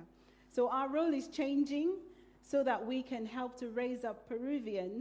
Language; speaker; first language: English; non-native, local second language; Yoruba